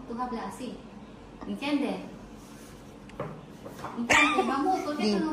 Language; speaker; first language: Spanish; non-native, learner; Filipino